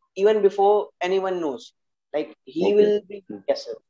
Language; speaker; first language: English; non-native, local second language; Hindi